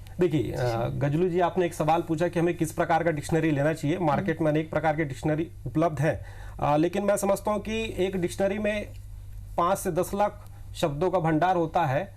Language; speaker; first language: Hindi; native; Hindi